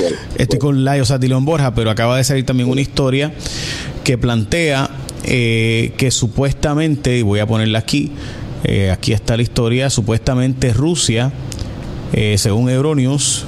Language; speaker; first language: Spanish; native; Spanish